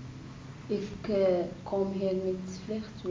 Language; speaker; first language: Dutch; non-native, learner; Arabic